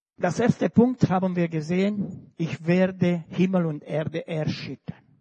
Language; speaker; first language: German; non-native, fluent; Romanian